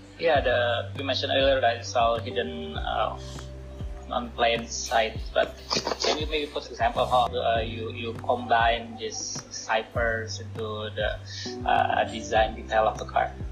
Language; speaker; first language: English; non-native, learner; Indonesian